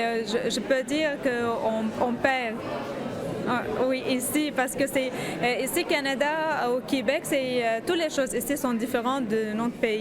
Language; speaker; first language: French; non-native, learner; Arabic